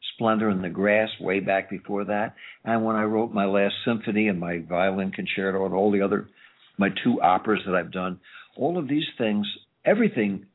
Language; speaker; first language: English; native; English